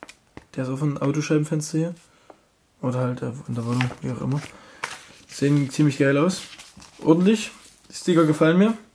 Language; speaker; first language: German; native; German